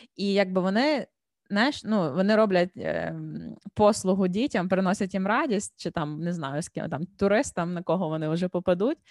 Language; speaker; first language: Ukrainian; native; Ukrainian